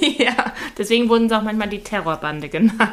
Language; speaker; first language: German; native; German